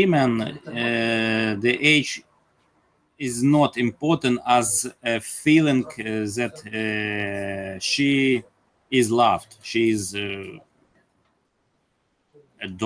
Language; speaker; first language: English; non-native, learner; Ukrainian